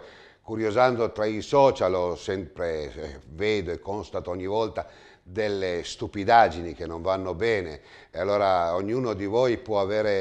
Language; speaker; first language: Italian; native; Italian